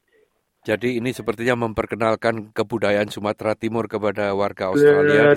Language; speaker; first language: Indonesian; native; Indonesian